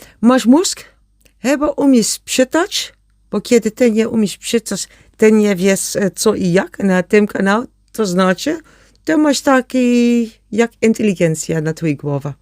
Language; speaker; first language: Polish; non-native, learner; German